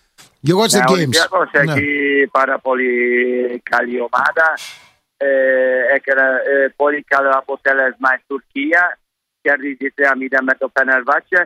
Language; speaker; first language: Greek; non-native, learner; Hungarian